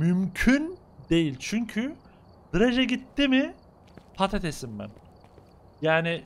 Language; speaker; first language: Turkish; native; Turkish